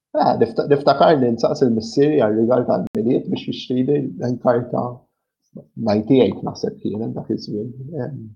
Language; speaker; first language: Maltese; early bilingual, heritage; Maltese